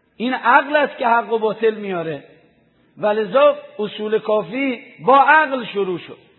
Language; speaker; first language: Persian; native; Persian